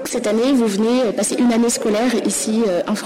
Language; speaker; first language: French; native; French